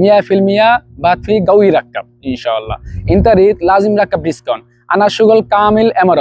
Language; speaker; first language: Arabic; non-native, learner; Bangla